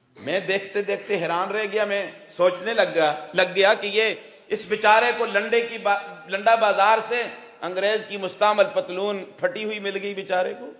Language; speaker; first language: Urdu; non-native, local second language; Pashto